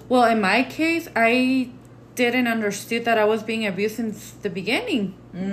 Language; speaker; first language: English; non-native, fluent; Spanish